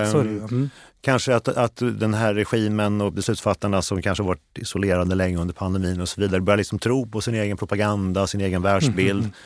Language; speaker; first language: Swedish; native; Swedish